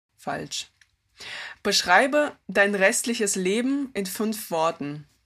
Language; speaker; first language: German; early bilingual, other home language; Russian